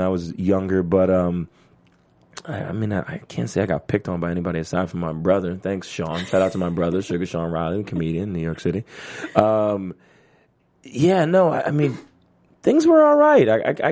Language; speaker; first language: English; native; English